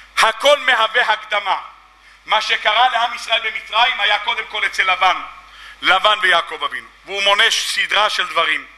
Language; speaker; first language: Hebrew; native; Hebrew